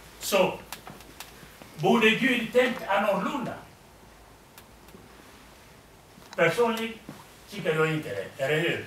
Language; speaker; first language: Swedish; non-native, fluent; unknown